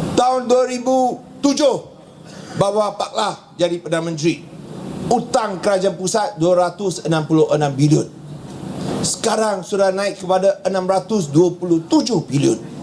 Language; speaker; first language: Malay; non-native, local second language; Min Nan Chinese